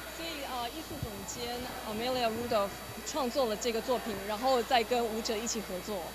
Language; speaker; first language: Chinese; native; Chinese